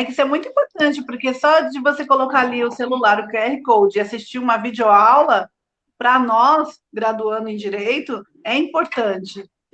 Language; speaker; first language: Portuguese; native; Portuguese